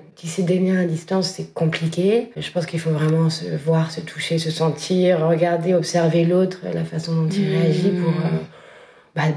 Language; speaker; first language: French; native; French